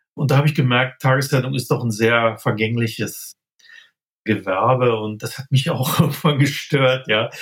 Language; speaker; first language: German; native; German